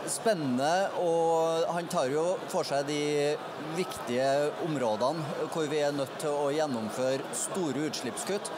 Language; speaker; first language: Norwegian; native; Norwegian